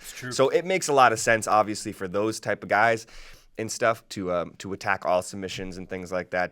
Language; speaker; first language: English; native; English